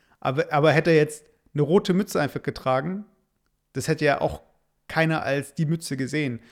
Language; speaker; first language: German; native; German